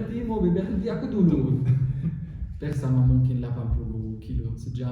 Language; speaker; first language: Indonesian; non-native, fluent; German